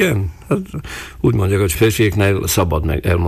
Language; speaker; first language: Hungarian; non-native, local second language; Slovak